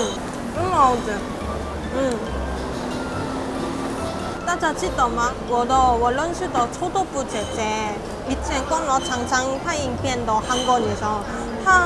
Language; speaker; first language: Chinese; non-native, fluent; Korean